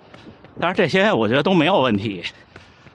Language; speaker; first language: Chinese; native; Chinese